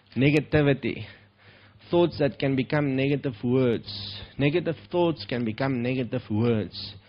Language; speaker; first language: English; non-native, local second language; Afrikaans